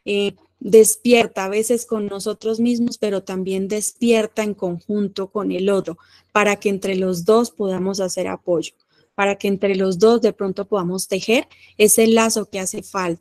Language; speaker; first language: Spanish; native; Spanish